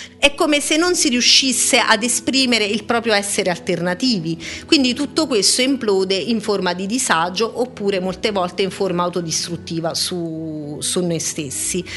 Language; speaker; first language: Italian; native; Italian